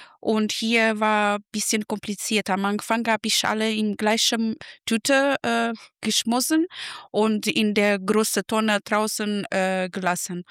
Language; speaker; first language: German; non-native, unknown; Portuguese